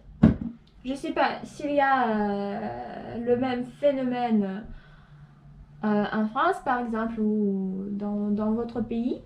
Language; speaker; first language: French; non-native, fluent; Russian